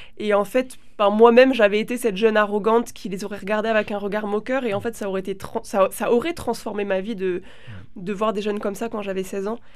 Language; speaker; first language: French; native; French